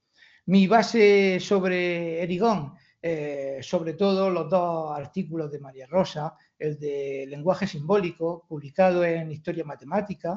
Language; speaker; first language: Spanish; native; Spanish